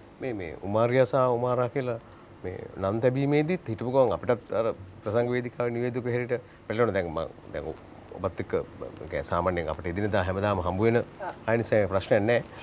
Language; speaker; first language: Sinhala; native; Sinhala